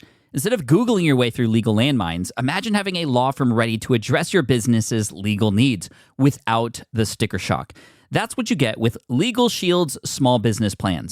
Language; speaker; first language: English; native; English